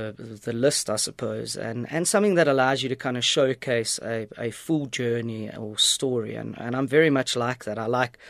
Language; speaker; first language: English; native; English